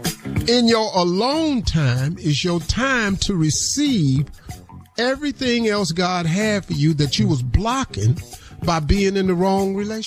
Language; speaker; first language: English; native; English